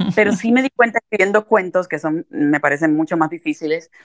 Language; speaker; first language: Spanish; native; Spanish